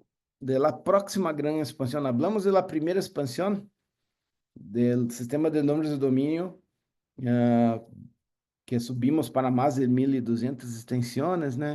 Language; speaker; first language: Spanish; non-native, learner; Portuguese